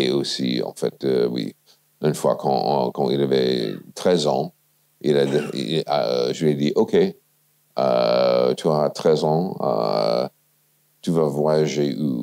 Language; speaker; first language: French; non-native, fluent; English